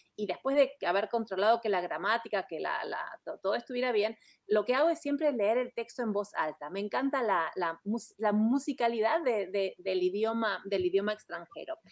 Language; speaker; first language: Spanish; native; Spanish